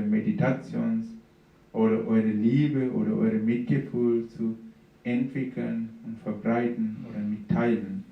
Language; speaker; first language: German; non-native, fluent; Sinhala